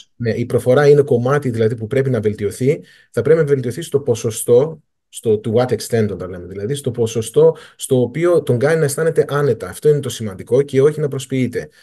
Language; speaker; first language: Greek; native; Greek